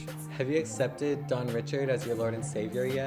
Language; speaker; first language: English; native; English